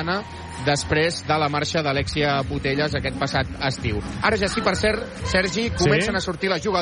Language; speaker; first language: Catalan; native; Catalan